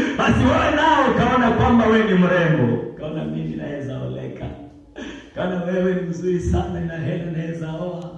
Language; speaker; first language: Swahili; non-native, local second language; Luyia